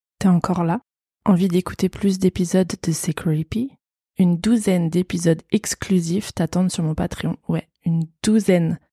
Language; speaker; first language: French; native; French